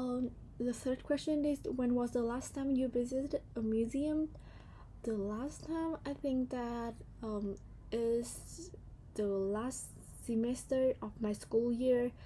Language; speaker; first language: English; non-native, learner; Vietnamese